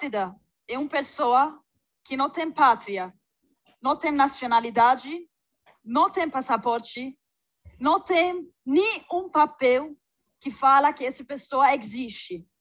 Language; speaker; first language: Portuguese; non-native, fluent; Arabic